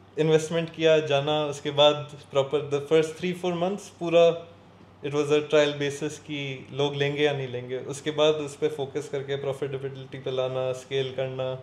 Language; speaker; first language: Hindi; early bilingual, heritage; Hindi